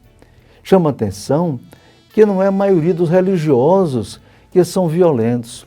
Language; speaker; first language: Portuguese; native; Portuguese